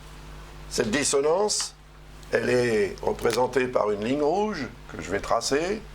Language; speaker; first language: French; native; French